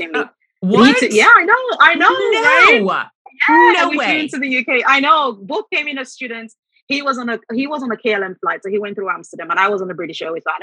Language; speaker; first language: English; non-native, local second language; Yoruba